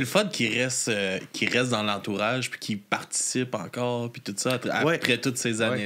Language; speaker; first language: French; native; French